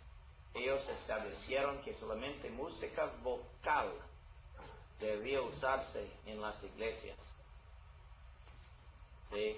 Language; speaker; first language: Spanish; non-native, learner; English